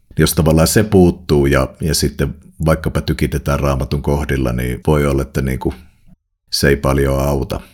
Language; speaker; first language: Finnish; native; Finnish